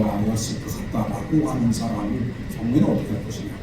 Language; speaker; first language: Korean; native; Korean